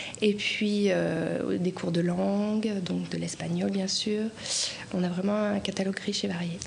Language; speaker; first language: French; native; French